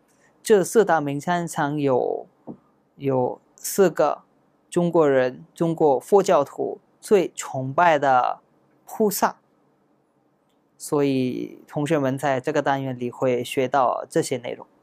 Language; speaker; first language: Chinese; non-native, fluent; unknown